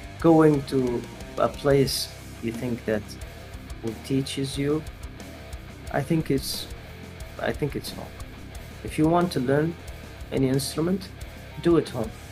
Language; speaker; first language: English; non-native, fluent; Arabic